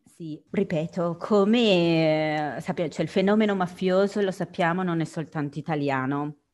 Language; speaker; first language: Italian; non-native, fluent; Spanish